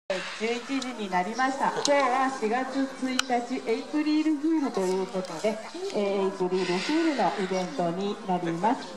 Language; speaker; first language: Japanese; native; Japanese